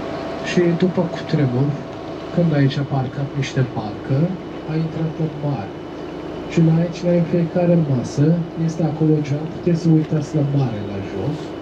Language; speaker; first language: Romanian; non-native, learner; Turkish